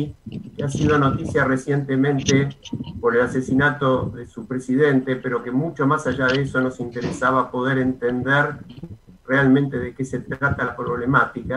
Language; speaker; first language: Spanish; native; Spanish